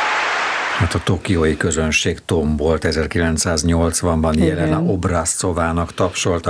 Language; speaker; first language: Hungarian; native; Hungarian